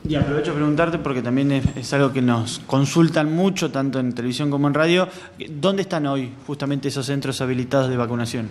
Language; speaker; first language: Spanish; native; Spanish